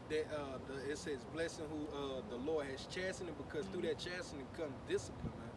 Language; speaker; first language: English; native; English